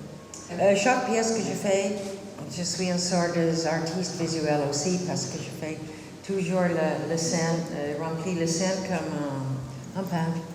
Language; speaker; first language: French; non-native, learner; English